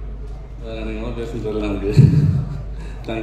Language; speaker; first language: Tamil; non-native, learner; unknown